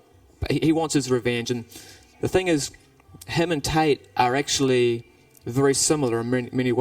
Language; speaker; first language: English; native; English